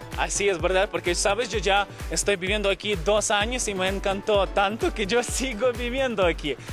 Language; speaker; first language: Spanish; non-native, fluent; Ukrainian